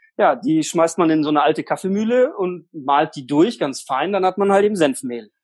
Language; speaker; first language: German; early bilingual, other home language; Polish